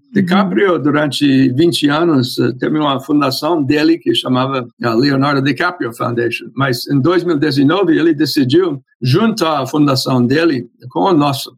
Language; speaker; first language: Portuguese; non-native, fluent; English